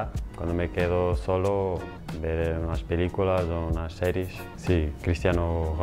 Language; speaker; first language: Spanish; non-native, learner; Portuguese